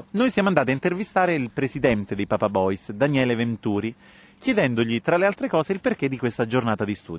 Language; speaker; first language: Italian; native; Italian